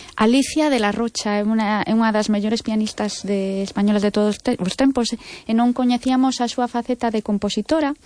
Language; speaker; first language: Galician; non-native, local second language; Spanish